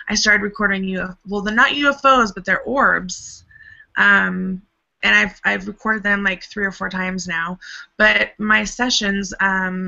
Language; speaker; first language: English; native; English